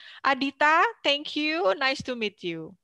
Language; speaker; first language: English; non-native, fluent; Indonesian